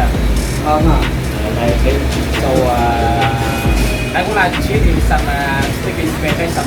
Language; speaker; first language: English; non-native, fluent; Vietnamese